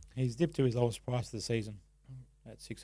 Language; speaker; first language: English; native; English